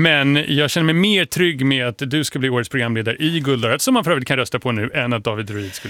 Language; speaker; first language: Swedish; non-native, fluent; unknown